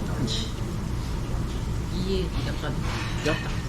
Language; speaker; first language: Korean; native; Korean